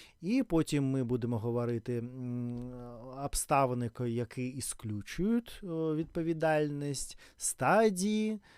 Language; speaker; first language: Ukrainian; non-native, fluent; Russian